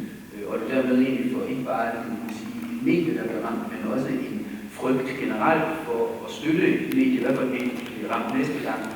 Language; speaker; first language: Danish; native; Danish